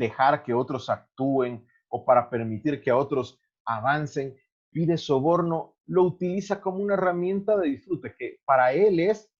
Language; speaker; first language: Spanish; native; Spanish